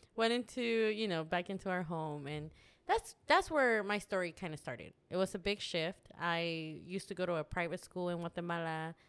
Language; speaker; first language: English; early bilingual, other home language; Spanish